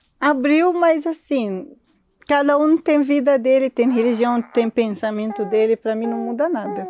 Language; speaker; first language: Portuguese; non-native, learner; Arabic